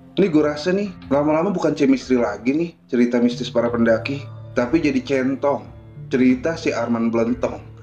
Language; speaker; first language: Indonesian; native; Indonesian